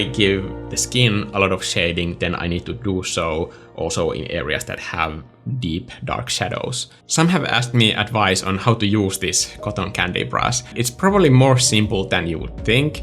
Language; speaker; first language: English; non-native, fluent; Finnish